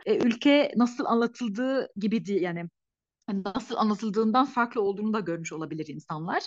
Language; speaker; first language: Turkish; non-native, fluent; Arabic